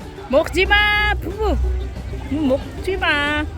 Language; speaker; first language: Korean; non-native, learner; Cebuano